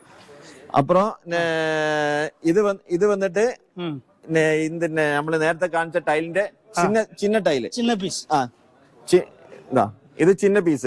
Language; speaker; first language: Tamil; non-native, learner; Malayalam